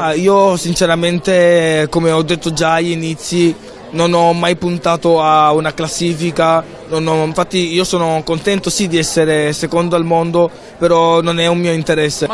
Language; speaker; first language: Italian; early bilingual, other home language; Wolof